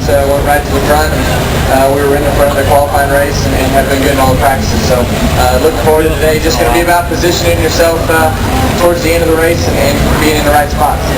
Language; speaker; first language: English; native; English